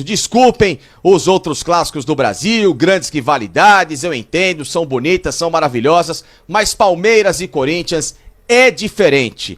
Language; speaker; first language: Portuguese; native; Portuguese